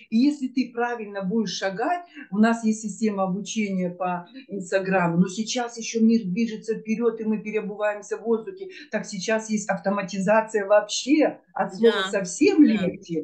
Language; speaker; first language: Russian; native; Russian